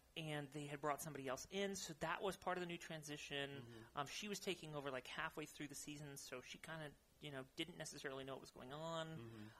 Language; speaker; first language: English; native; English